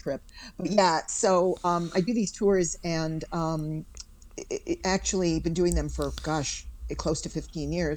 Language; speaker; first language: English; native; English